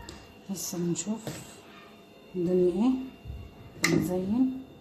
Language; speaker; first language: Arabic; native; Arabic